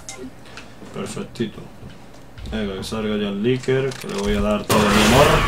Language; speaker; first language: Spanish; native; Spanish